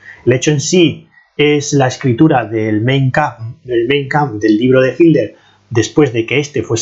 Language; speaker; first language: Spanish; native; Spanish